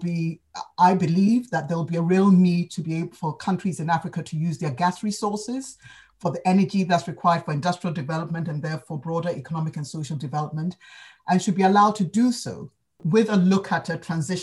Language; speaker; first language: English; non-native, local second language; Akan